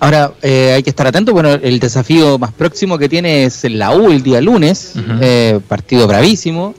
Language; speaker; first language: Spanish; native; Spanish